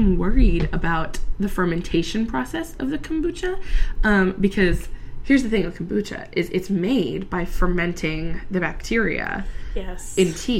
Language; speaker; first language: English; native; English